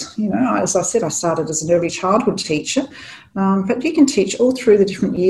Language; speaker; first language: English; native; English